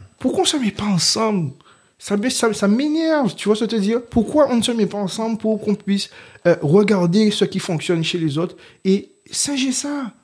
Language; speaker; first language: French; early bilingual, other home language; Haitian Creole